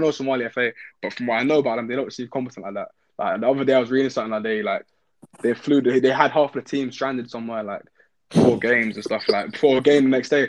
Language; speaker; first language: English; native; English